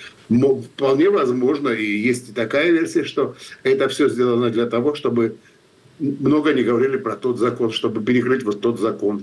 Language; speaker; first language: Russian; non-native, fluent; Georgian